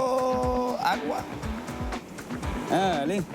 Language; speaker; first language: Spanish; non-native, learner; French